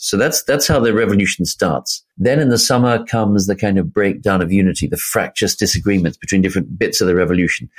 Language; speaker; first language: English; native; English